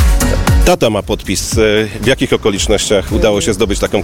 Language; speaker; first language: Polish; native; Polish